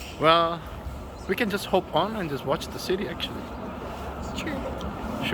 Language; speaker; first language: English; non-native, fluent; Korean